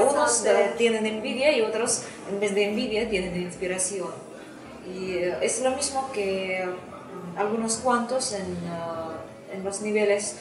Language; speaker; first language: Spanish; non-native, fluent; Russian